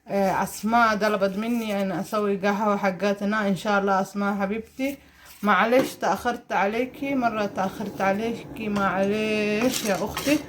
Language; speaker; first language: Arabic; non-native, learner; Somali